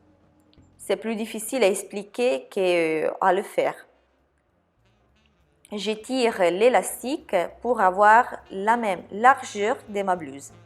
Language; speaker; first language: French; non-native, fluent; Italian